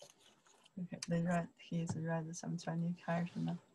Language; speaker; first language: English; non-native, learner; Chinese